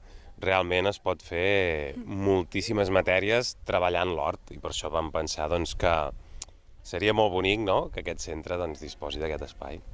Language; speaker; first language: Catalan; native; Catalan